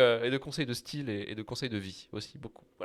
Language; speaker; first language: French; native; French